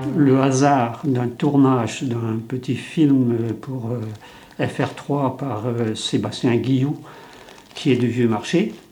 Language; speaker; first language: French; non-native, local second language; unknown